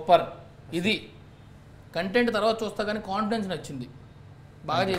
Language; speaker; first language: Telugu; native; Telugu